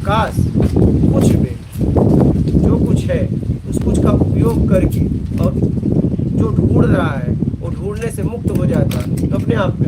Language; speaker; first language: Hindi; native; Hindi